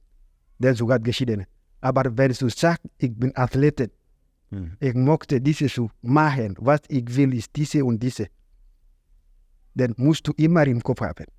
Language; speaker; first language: German; non-native, learner; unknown